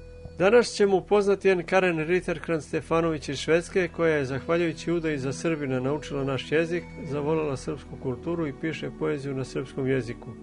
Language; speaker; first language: Serbian; native; Serbian